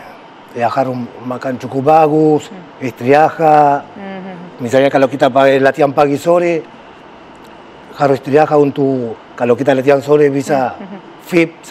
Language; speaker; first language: Indonesian; non-native, fluent; Spanish